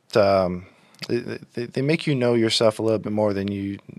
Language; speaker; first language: English; native; English